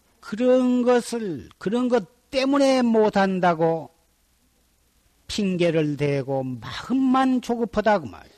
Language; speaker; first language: Korean; native; Korean